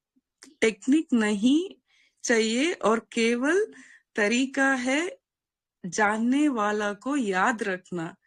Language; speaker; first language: Hindi; non-native, local second language; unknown